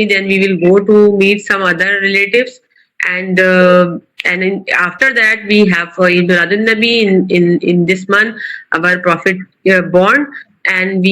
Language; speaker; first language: English; non-native, local second language; Urdu